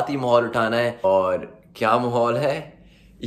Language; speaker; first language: Urdu; native; Urdu